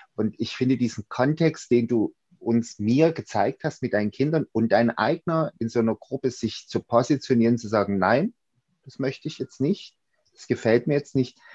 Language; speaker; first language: German; native; German